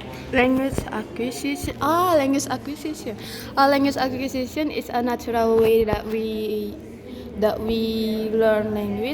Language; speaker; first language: English; non-native, learner; Indonesian